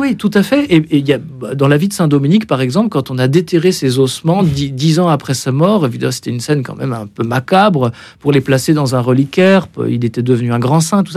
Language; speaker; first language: French; native; French